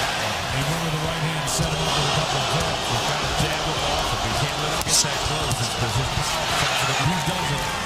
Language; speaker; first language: English; native; English